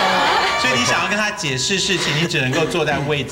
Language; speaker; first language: Chinese; native; Chinese